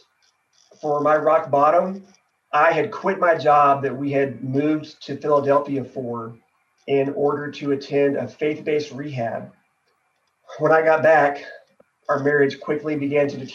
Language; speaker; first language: English; native; English